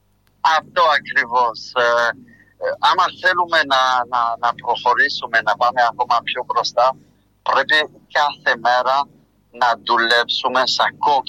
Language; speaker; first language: Greek; non-native, fluent; French